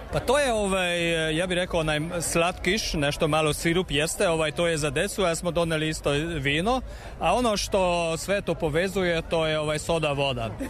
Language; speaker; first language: Serbian; non-native, fluent; Hungarian